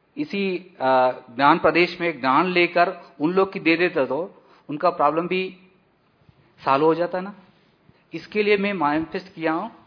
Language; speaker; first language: Hindi; non-native, local second language; Telugu